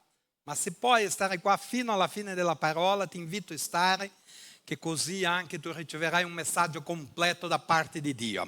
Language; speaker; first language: Italian; non-native, fluent; Portuguese